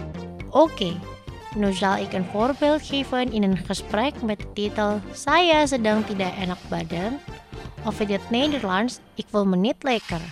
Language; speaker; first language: Dutch; non-native, learner; Indonesian